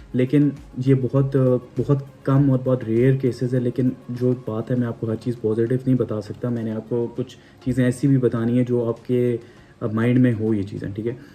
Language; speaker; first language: Urdu; non-native, local second language; Punjabi